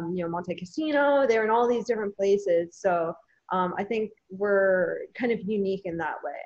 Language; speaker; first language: English; native; English